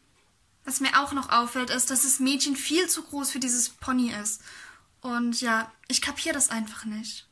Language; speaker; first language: German; native; German